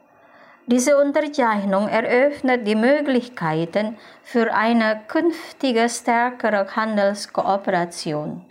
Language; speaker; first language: German; non-native, fluent; Indonesian